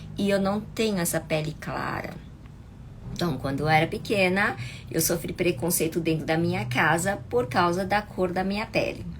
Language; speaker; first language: Portuguese; early bilingual, other home language; Chinese